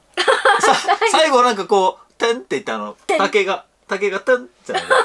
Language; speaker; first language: Japanese; native; Japanese